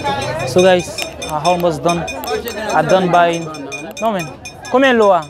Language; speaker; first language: English; non-native, fluent; Haitian Creole